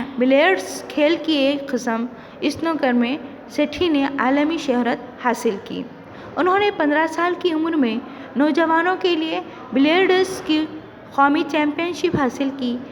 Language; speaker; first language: Urdu; native; Urdu